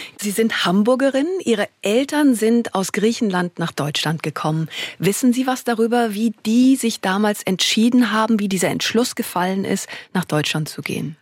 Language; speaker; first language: German; native; German